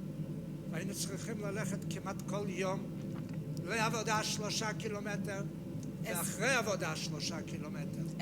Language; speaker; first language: Hebrew; non-native, fluent; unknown